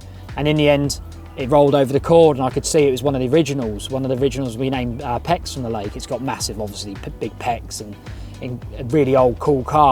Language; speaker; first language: English; native; English